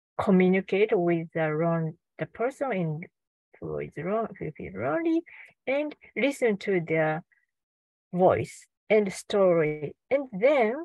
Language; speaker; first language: English; non-native, learner; Japanese